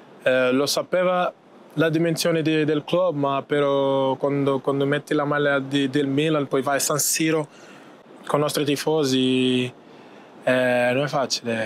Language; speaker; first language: Italian; non-native, fluent; Portuguese